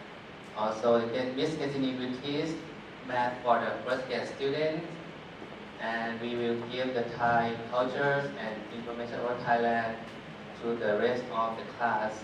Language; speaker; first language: English; non-native, fluent; Thai